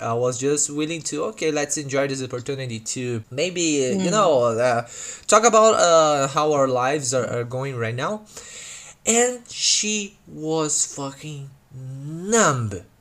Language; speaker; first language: English; non-native, fluent; Portuguese